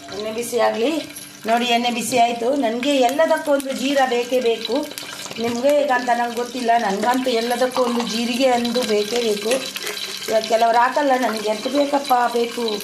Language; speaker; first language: Kannada; non-native, local second language; Tulu